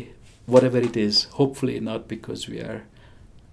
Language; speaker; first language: English; non-native, fluent; Hungarian